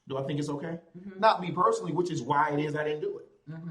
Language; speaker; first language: English; native; English